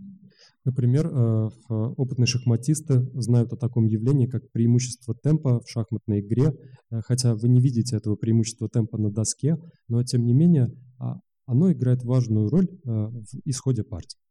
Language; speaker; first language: Russian; native; Russian